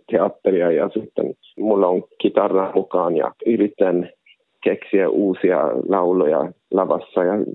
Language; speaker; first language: Finnish; non-native, local second language; Swedish